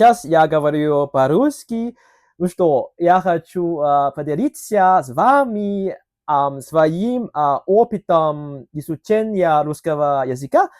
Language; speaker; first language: Russian; non-native, learner; Cantonese